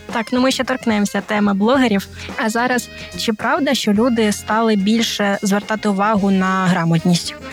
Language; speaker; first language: Ukrainian; native; Ukrainian